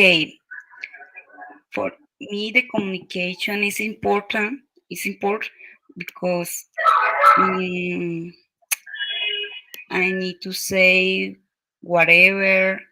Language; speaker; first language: English; non-native, learner; Spanish